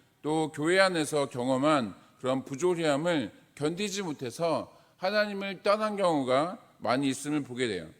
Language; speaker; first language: Korean; native; Korean